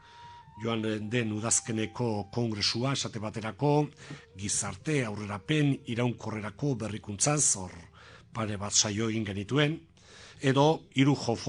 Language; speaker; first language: Basque; native; Basque